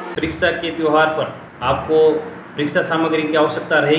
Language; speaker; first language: Hindi; native; Hindi